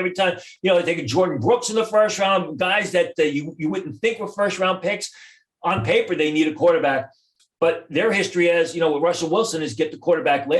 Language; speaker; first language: English; native; English